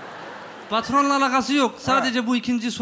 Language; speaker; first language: Turkish; native; Turkish